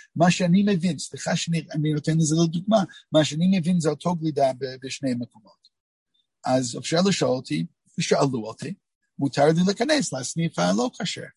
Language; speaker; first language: Hebrew; non-native, fluent; English